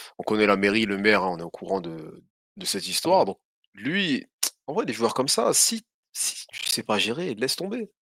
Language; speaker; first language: French; native; French